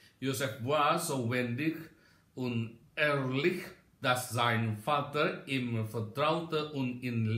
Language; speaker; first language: German; non-native, learner; Indonesian